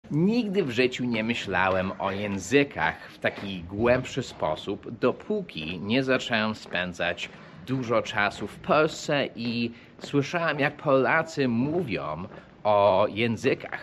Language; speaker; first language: Polish; early bilingual, heritage; English